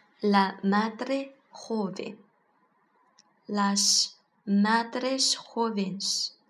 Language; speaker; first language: Spanish; non-native, learner; Chinese